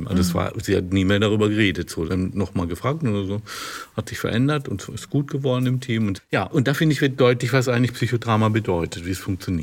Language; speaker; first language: German; native; German